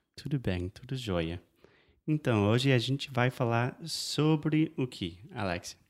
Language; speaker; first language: Portuguese; non-native, fluent; English